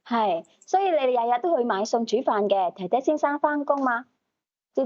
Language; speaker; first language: Cantonese; native; Cantonese